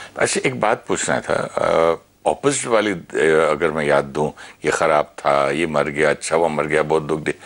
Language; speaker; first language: Hindi; native; Hindi